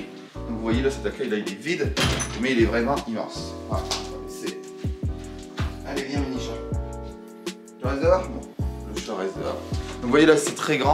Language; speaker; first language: French; native; French